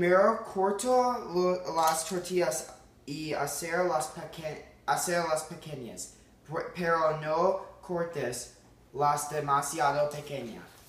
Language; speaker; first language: Spanish; non-native, learner; English